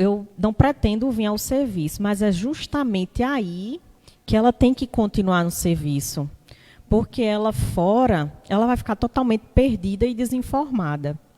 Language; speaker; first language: Portuguese; native; Portuguese